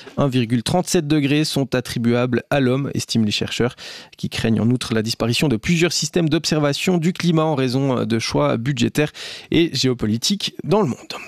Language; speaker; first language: French; native; French